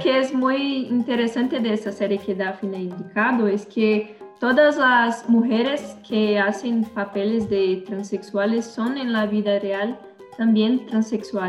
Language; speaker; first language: Spanish; non-native, learner; Portuguese